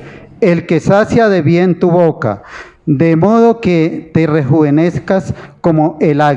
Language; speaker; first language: Spanish; native; Spanish